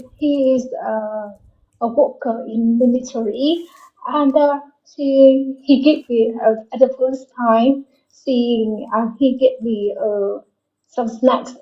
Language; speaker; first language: English; non-native, learner; Vietnamese